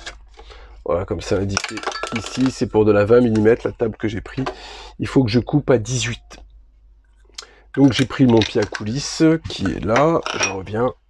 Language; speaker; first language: French; native; French